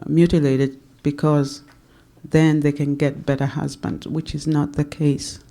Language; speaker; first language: English; non-native, local second language; Swahili